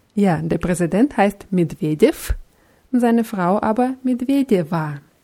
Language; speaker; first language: German; non-native, fluent; Russian